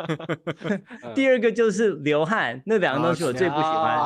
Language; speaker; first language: Chinese; early bilingual, heritage; Chinese